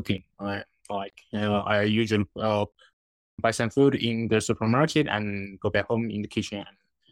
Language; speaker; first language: English; non-native, learner; Chinese